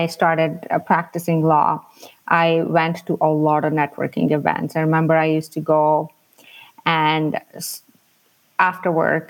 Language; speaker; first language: English; non-native, local second language; Punjabi